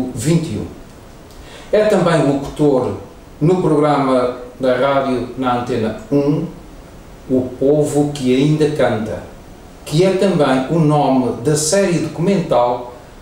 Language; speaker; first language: Portuguese; native; Portuguese